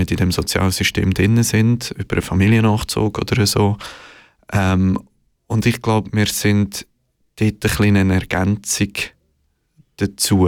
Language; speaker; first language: German; native; German